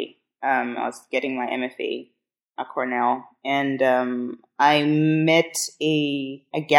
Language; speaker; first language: English; non-native, local second language; Akan